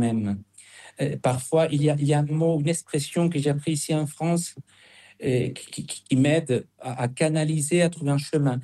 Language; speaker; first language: French; non-native, fluent; Spanish